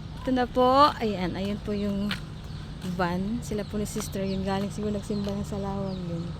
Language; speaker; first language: Filipino; non-native, local second language; Surigaonon